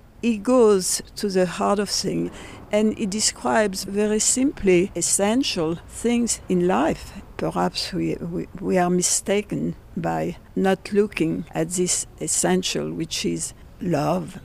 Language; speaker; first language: English; non-native, fluent; French